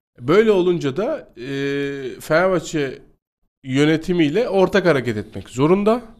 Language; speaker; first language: Turkish; native; Turkish